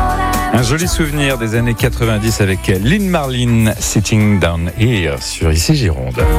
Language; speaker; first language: French; native; French